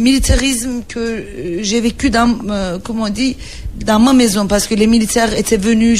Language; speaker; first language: French; non-native, learner; Turkish